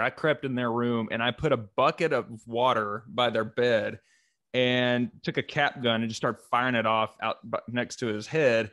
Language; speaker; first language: English; native; English